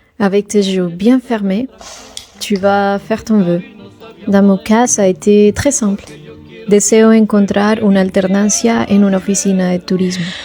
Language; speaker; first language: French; non-native, fluent; Spanish